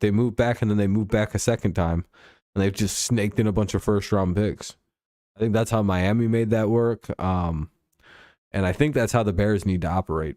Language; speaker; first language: English; native; English